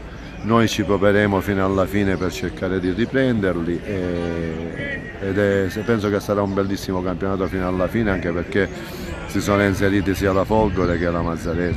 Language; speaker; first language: Italian; native; Italian